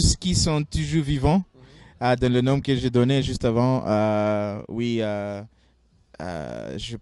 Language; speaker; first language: French; non-native, learner; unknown